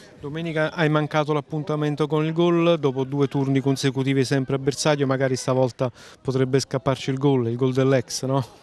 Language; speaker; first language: Italian; native; Italian